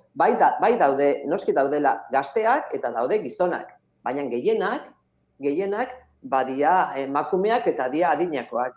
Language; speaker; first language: Basque; non-native, local second language; Spanish